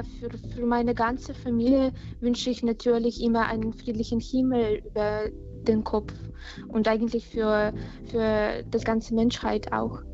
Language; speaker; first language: German; non-native, fluent; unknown